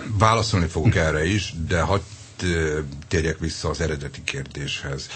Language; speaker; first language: Hungarian; native; Hungarian